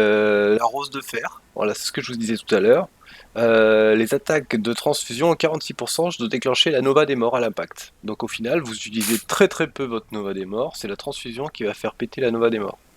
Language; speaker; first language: French; native; French